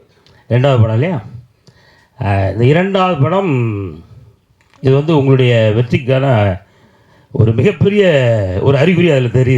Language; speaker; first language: Tamil; native; Tamil